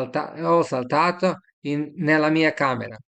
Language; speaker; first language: Italian; non-native, fluent; Serbian